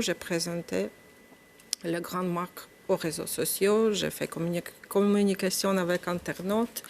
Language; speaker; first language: French; non-native, learner; Ukrainian